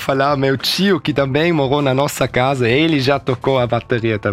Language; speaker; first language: Portuguese; early bilingual, heritage; Portuguese